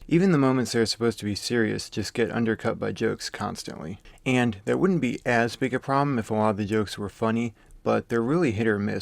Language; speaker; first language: English; native; English